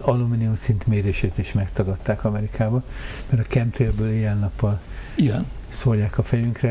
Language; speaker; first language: Hungarian; native; Hungarian